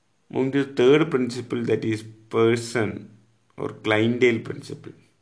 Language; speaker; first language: English; non-native, local second language; Malayalam